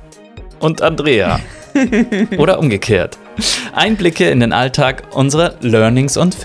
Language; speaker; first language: German; native; German